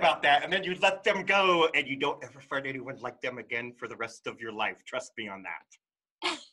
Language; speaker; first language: English; native; English